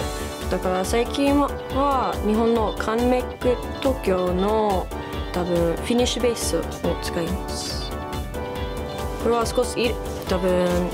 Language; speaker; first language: Japanese; non-native, learner; English